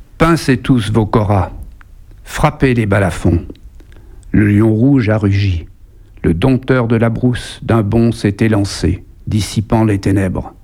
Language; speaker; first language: French; native; French